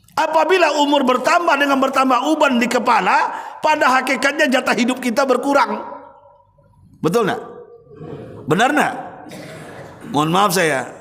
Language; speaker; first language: Indonesian; native; Indonesian